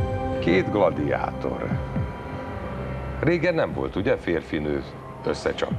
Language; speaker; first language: Hungarian; native; Hungarian